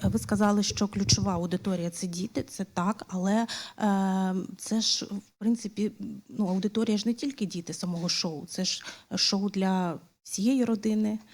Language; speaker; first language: Ukrainian; native; Ukrainian